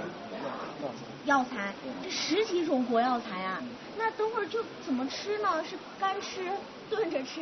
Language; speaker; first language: Chinese; native; Chinese